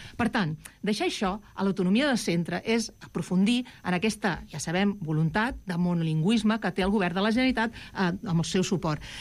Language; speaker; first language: Catalan; non-native, local second language; Spanish